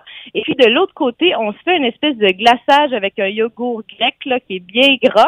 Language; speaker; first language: French; native; French